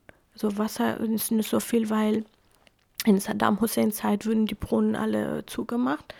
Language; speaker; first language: German; non-native, fluent; Kurdish